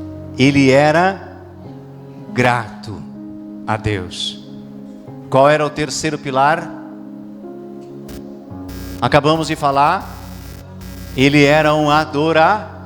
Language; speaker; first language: Portuguese; native; Portuguese